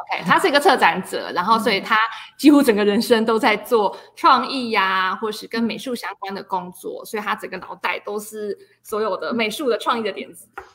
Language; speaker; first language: Chinese; native; Chinese